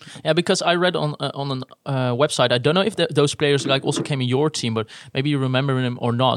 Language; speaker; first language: English; non-native, fluent; Dutch